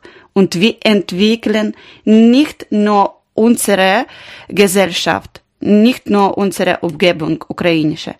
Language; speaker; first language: German; non-native, learner; Ukrainian